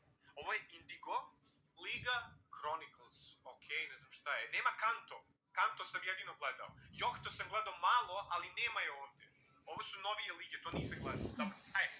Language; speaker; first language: Bosnian; native; Bosnian